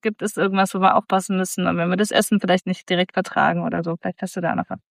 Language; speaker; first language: German; native; German